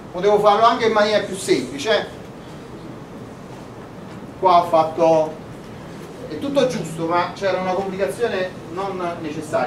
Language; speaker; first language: Italian; native; Italian